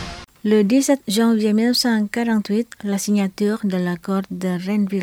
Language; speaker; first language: French; non-native, fluent; Indonesian